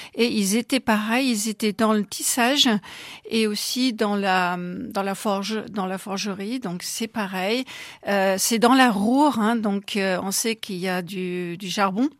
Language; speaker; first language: French; non-native, fluent; German